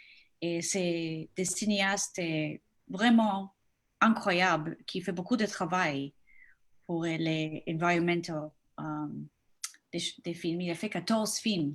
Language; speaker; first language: French; non-native, learner; English